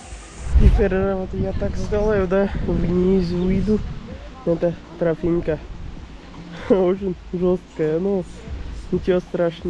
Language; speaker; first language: Russian; non-native, learner; Urdu